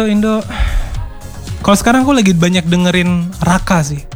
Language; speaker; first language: Indonesian; native; Indonesian